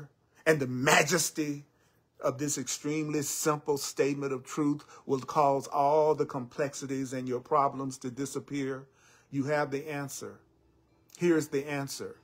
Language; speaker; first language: English; native; English